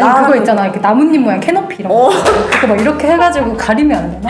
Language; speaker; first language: Korean; native; Korean